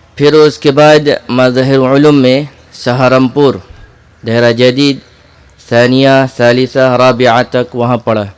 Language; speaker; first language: Urdu; non-native, fluent; Malay